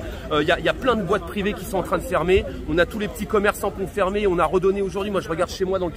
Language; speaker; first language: French; native; French